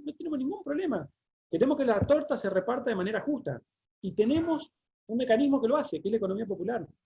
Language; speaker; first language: Spanish; native; Spanish